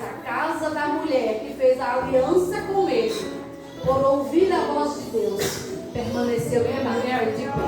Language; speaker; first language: Portuguese; native; Portuguese